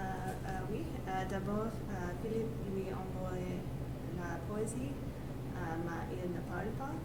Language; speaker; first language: French; non-native, learner; English